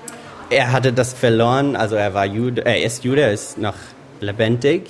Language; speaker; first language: German; non-native, fluent; English